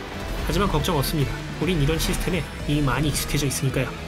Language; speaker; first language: Korean; native; Korean